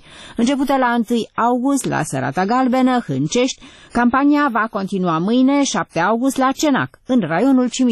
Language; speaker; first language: Romanian; native; Romanian